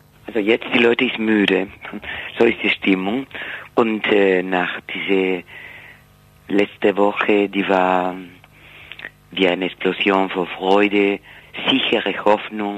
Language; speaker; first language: German; non-native, fluent; Spanish